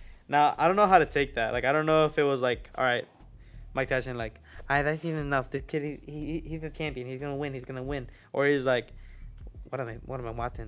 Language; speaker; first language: English; early bilingual, other home language; Spanish